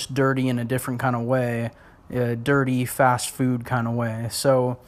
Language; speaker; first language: English; native; English